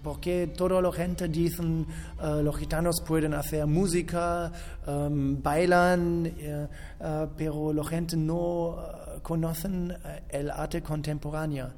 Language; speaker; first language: Spanish; non-native, fluent; German